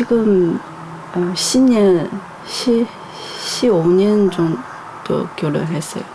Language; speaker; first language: Korean; non-native, learner; Chinese